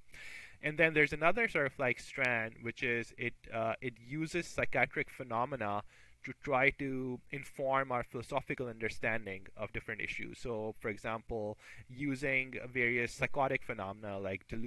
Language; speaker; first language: English; non-native, local second language; Urdu